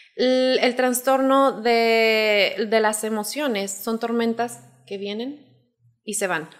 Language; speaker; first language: Spanish; native; Spanish